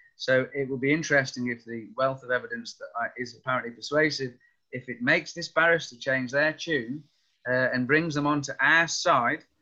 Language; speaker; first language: English; native; English